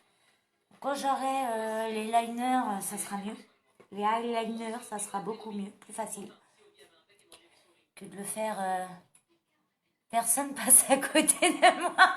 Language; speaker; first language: French; native; French